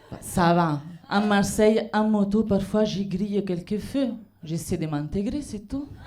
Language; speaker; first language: French; non-native, fluent; Italian